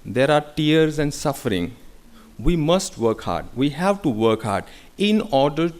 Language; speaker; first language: English; non-native, local second language; Marathi